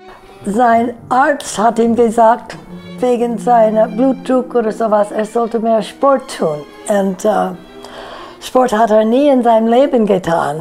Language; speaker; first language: German; non-native, fluent; English